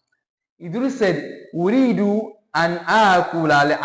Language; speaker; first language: Arabic; non-native, fluent; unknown